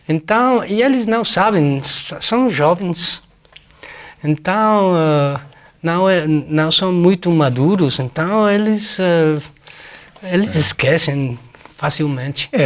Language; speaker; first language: Portuguese; non-native, fluent; Spanish